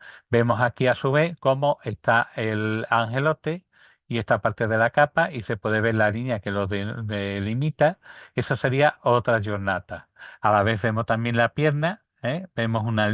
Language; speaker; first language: Spanish; native; Spanish